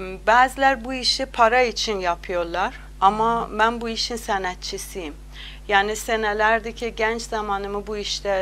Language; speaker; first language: Turkish; non-native, learner; Azerbaijani